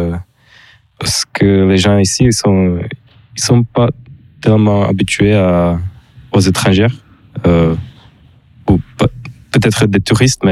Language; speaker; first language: French; non-native, learner; Czech